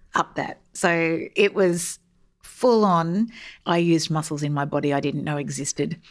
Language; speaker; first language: English; native; English